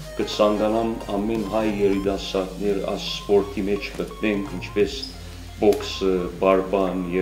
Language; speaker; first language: Armenian; early bilingual, heritage; Armenian